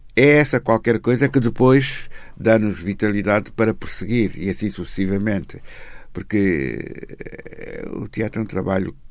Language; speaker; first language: Portuguese; native; Portuguese